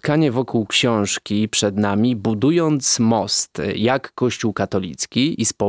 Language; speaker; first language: Polish; native; Polish